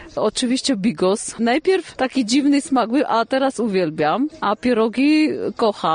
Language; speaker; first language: Polish; non-native, fluent; Armenian